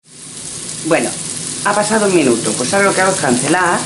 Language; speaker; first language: Spanish; native; Spanish